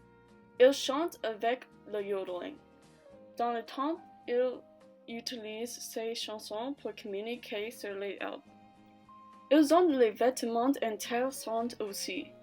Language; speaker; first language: French; non-native, learner; English